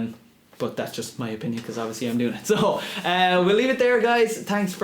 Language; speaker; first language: English; native; English